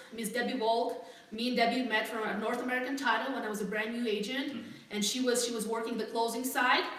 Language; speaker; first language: English; non-native, fluent; Russian